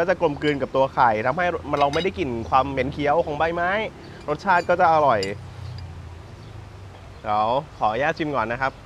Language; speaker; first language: Thai; native; Thai